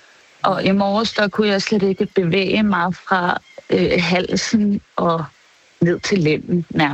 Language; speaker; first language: Danish; native; Danish